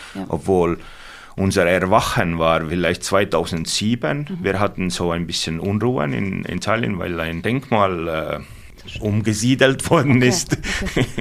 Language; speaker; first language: German; non-native, fluent; Estonian